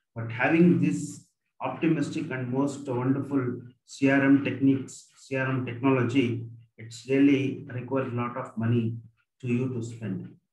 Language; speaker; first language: English; non-native, local second language; Kannada